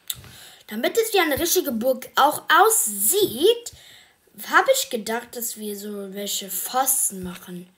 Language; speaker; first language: German; early bilingual, other home language; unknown